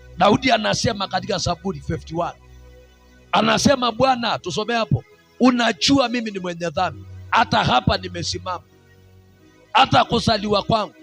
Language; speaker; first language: Swahili; non-native, local second language; Masai